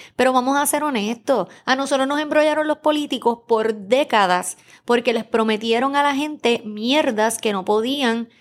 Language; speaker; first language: Spanish; native; Spanish